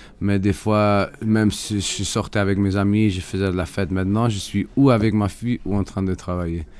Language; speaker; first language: French; non-native, fluent; Spanish